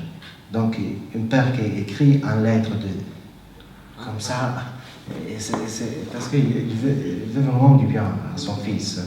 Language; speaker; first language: French; non-native, fluent; Italian